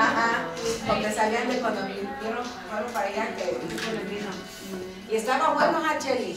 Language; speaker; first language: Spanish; early bilingual, other home language; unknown